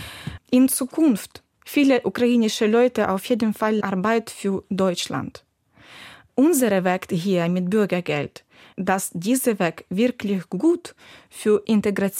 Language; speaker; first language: German; non-native, learner; Ukrainian